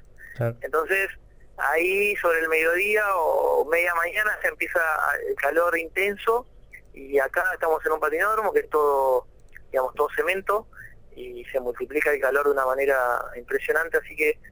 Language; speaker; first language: Spanish; native; Spanish